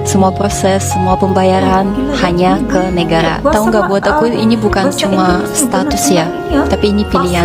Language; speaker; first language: Indonesian; non-native, fluent; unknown